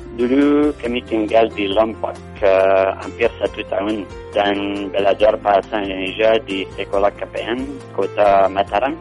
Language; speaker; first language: Indonesian; non-native, learner; English